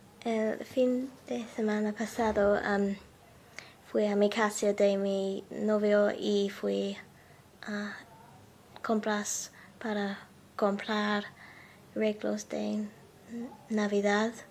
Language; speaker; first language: Spanish; non-native, learner; English